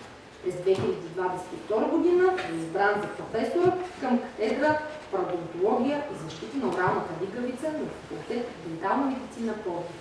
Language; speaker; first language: Bulgarian; native; Bulgarian